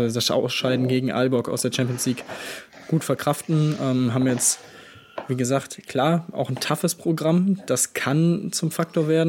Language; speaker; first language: German; native; German